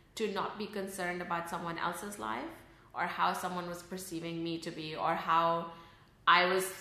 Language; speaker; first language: English; early bilingual, other home language; Urdu